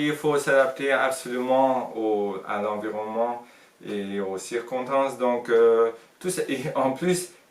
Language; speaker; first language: French; non-native, fluent; Hungarian